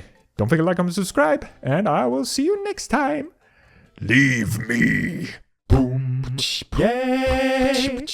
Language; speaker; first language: English; non-native, fluent; Swedish